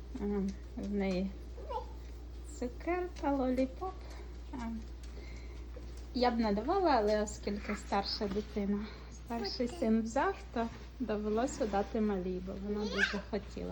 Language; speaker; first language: Ukrainian; native; Ukrainian